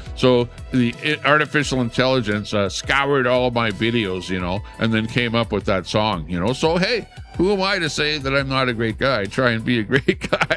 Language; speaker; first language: English; native; English